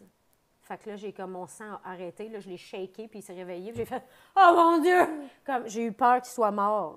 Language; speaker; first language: French; native; French